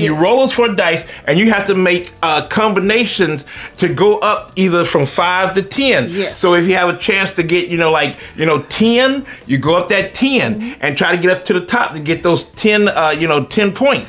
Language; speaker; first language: English; native; English